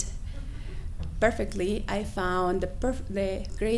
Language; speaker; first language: English; non-native, fluent; Spanish